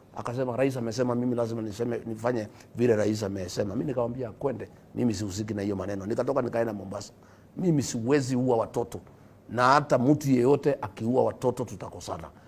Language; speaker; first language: Swahili; non-native, local second language; Kikuyu